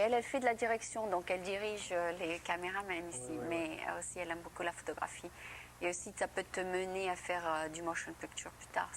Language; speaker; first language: French; native; French